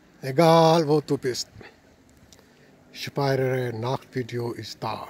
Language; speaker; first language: German; non-native, learner; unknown